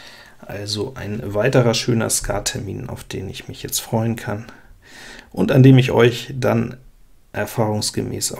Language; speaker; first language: German; native; German